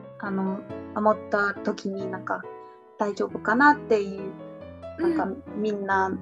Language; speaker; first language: Japanese; non-native, fluent; English